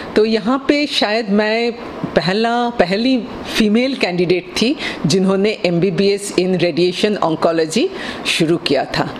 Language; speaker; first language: Hindi; non-native, local second language; Bangla